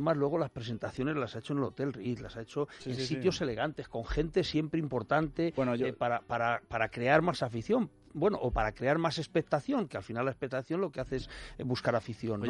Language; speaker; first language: Spanish; native; Spanish